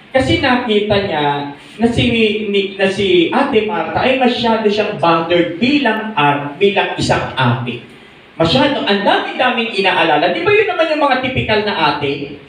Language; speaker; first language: Filipino; non-native, local second language; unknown